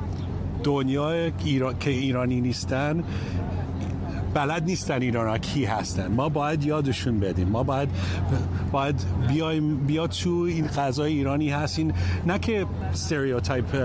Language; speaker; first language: Persian; early bilingual, heritage; English